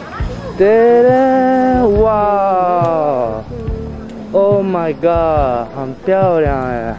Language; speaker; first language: Chinese; non-native, learner; Japanese